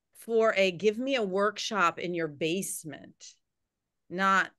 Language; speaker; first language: English; native; English